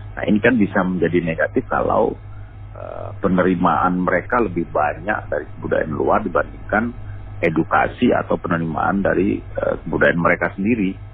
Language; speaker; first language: Indonesian; native; Indonesian